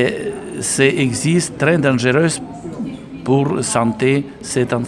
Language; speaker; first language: French; non-native, learner; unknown